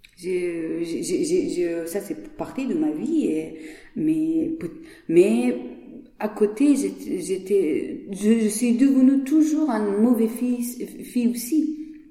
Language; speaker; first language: French; non-native, learner; Persian